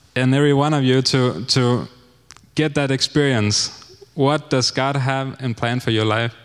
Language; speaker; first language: English; non-native, fluent; Danish